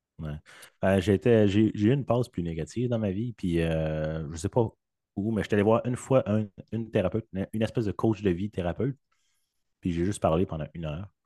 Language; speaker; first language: French; native; French